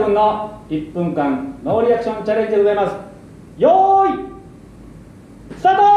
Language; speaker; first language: Japanese; native; Japanese